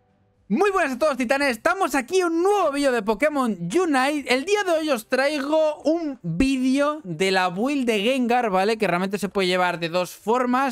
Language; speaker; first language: Spanish; native; Spanish